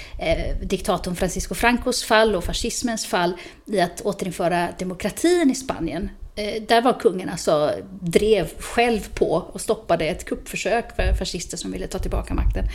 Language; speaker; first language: Swedish; native; Swedish